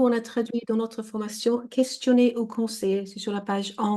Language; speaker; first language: French; non-native, fluent; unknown